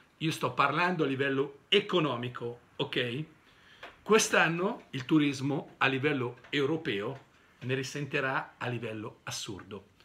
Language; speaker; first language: Italian; native; Italian